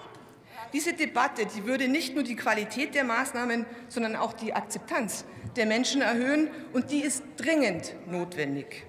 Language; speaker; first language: German; native; German